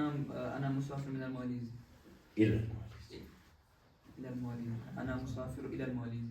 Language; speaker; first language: Arabic; non-native, learner; Kashmiri